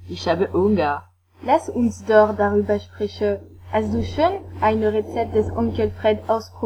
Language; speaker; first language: German; non-native, learner; French